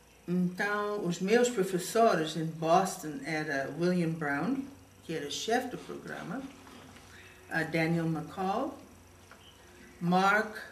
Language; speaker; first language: Portuguese; non-native, fluent; English